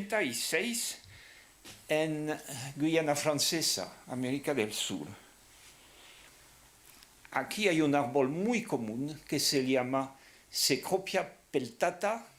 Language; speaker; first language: Spanish; non-native, fluent; French